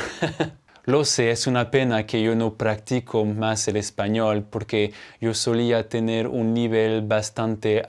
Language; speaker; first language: Spanish; non-native, fluent; French